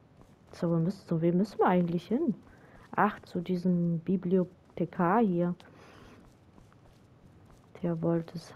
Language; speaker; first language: German; native; German